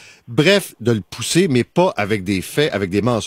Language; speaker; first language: French; native; French